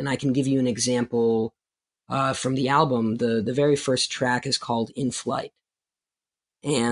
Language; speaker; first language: English; native; English